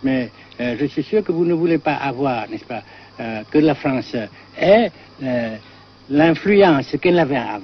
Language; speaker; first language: French; non-native, fluent; Vietnamese